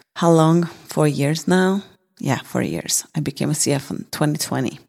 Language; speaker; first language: English; non-native, fluent; Hungarian